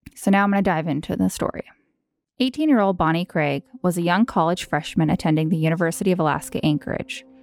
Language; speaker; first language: English; native; English